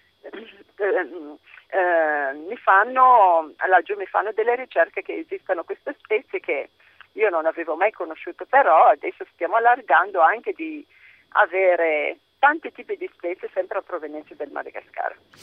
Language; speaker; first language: Italian; non-native, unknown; Malagasy